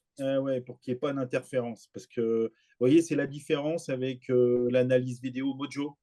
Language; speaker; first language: French; native; French